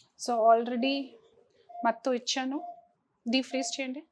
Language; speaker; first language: Telugu; non-native, fluent; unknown